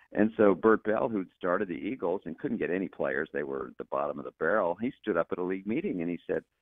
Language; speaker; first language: English; native; English